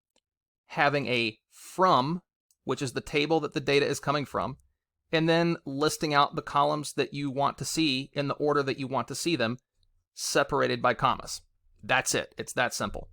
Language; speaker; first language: English; native; English